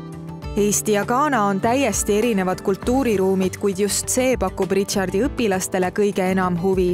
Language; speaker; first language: Estonian; native; Estonian